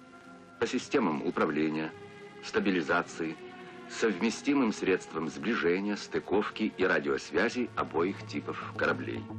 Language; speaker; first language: Russian; native; Russian